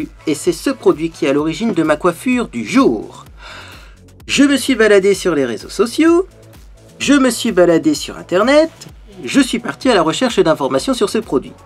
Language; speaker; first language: French; native; French